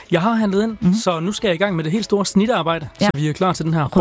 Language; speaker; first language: Danish; native; Danish